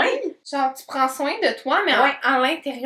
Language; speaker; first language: French; native; French